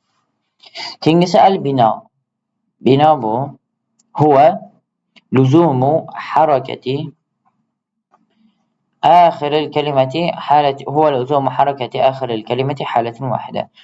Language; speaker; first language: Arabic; non-native, fluent; Uzbek